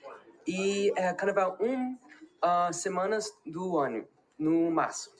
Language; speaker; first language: Portuguese; early bilingual, heritage; English